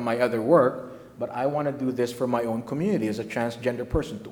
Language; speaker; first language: English; non-native, local second language; Filipino